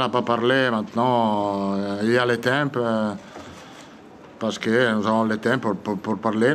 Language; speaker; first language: French; non-native, fluent; Italian